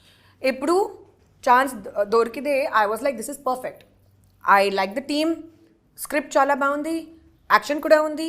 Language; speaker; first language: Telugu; non-native, learner; Hindi